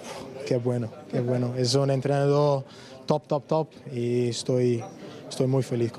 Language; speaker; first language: Spanish; non-native, learner; English